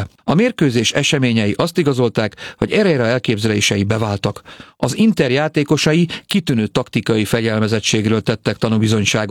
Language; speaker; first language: Hungarian; native; Hungarian